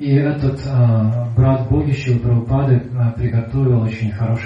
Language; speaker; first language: Russian; native; Russian